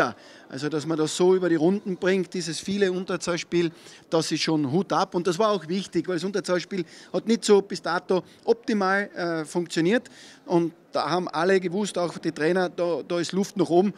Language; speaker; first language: German; native; German